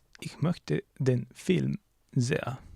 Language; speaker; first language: German; non-native, learner; English